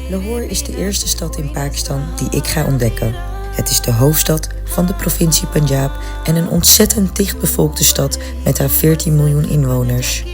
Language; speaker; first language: Dutch; early bilingual, other home language; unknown